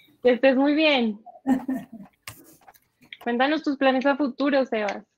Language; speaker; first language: Spanish; native; Spanish